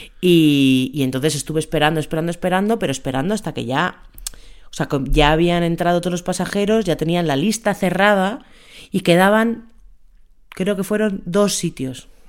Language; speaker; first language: Spanish; native; Spanish